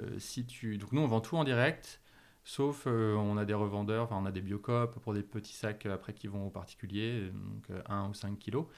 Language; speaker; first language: French; native; French